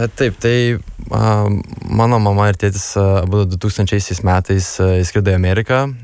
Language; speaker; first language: Lithuanian; early bilingual, heritage; Lithuanian